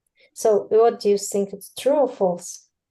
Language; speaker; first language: English; non-native, fluent; Russian